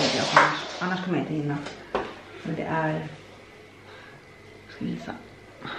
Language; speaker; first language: Swedish; native; Swedish